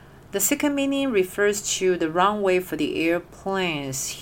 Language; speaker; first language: English; non-native, fluent; Chinese